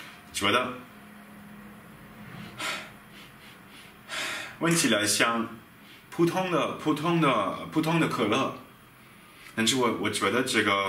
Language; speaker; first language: Chinese; non-native, fluent; German